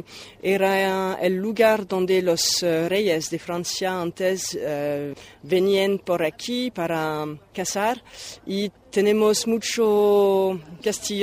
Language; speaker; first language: Spanish; non-native, fluent; French